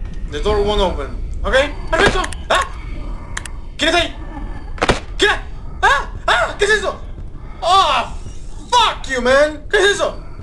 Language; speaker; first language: Spanish; native; Spanish